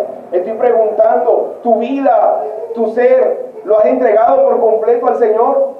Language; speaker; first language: Spanish; native; Spanish